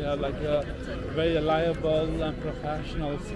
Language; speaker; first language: English; non-native, local second language; Albanian